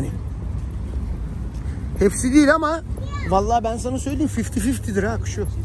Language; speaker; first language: Turkish; native; Turkish